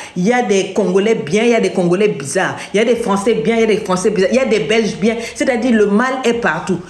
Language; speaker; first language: French; non-native, local second language; Lingala